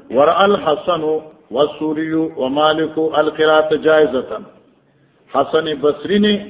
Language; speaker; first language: Urdu; non-native, local second language; Northern Hindko